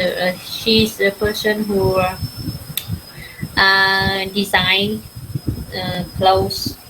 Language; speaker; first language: English; non-native, learner; Vietnamese